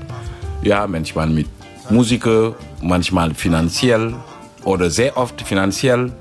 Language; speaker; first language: German; non-native, fluent; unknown